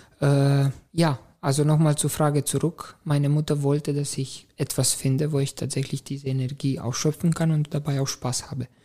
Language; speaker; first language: German; non-native, fluent; Romanian